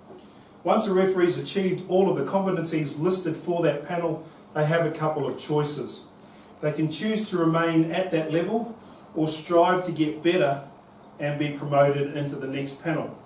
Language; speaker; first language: English; native; English